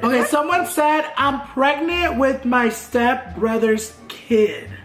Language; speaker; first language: English; early bilingual, other home language; Spanish